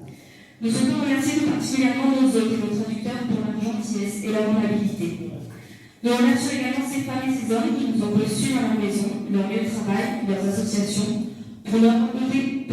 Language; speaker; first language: French; native; French